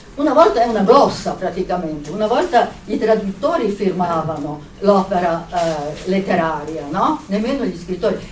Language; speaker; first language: Italian; native; Italian